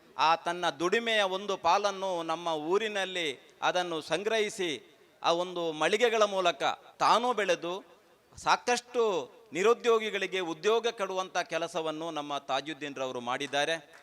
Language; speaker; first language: Kannada; native; Kannada